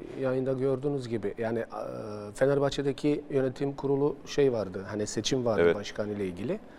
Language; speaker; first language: Turkish; non-native, fluent; Bosnian